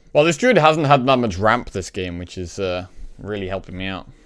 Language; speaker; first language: English; native; English